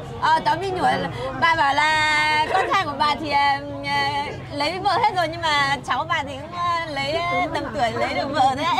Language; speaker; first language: Vietnamese; non-native, local second language; Hmong